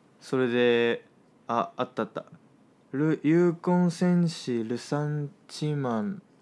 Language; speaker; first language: Japanese; native; Japanese